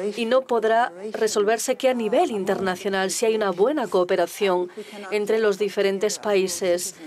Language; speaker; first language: Spanish; non-native, fluent; Turkish